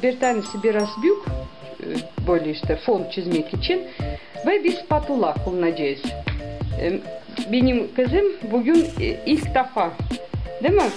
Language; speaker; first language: Turkish; non-native, learner; Russian